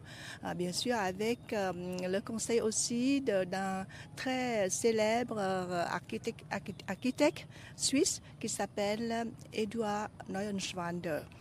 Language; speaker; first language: French; non-native, fluent; Vietnamese